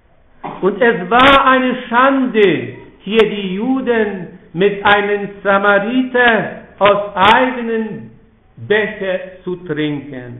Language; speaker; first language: German; non-native, fluent; Polish